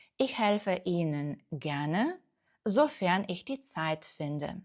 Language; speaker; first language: German; non-native, fluent; Ukrainian